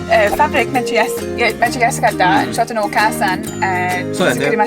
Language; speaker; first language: Japanese; non-native, learner; English